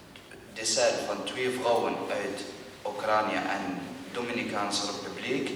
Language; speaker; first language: Dutch; non-native, learner; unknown